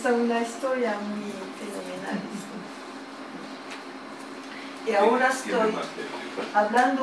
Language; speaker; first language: Spanish; early bilingual, heritage; French